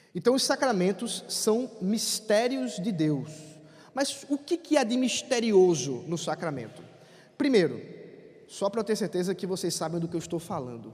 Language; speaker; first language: Portuguese; native; Portuguese